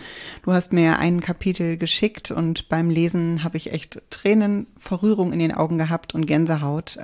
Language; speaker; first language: German; native; German